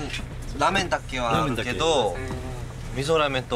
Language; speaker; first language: Japanese; non-native, learner; Korean